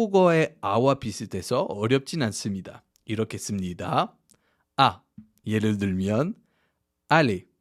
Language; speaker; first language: Korean; non-native, fluent; French